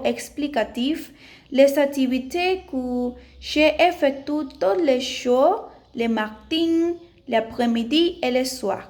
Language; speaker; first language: French; non-native, learner; Spanish